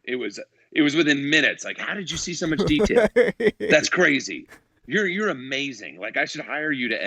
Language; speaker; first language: English; native; English